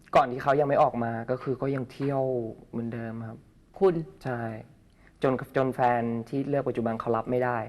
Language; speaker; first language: Thai; native; Thai